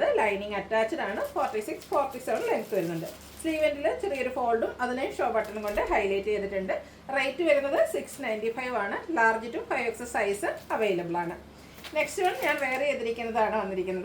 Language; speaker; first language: Malayalam; native; Malayalam